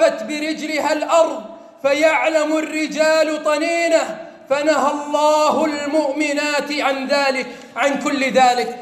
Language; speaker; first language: Arabic; native; Arabic